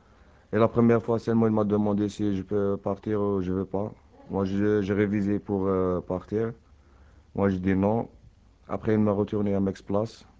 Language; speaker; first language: French; non-native, learner; Arabic